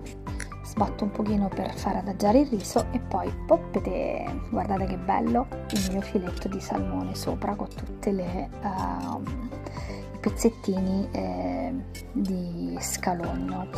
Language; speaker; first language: Italian; native; Italian